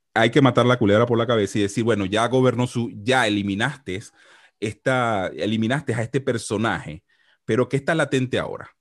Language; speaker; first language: Spanish; native; Spanish